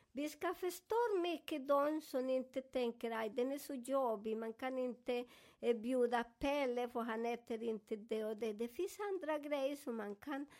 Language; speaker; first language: Swedish; non-native, fluent; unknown